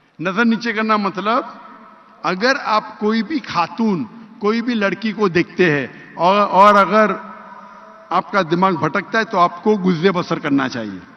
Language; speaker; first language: Urdu; non-native, local second language; Konkani